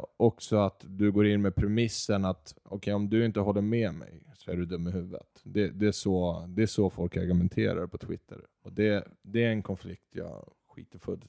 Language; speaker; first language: Swedish; early bilingual, other home language; Serbian